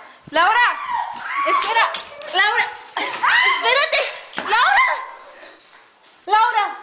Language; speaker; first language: Spanish; native; Spanish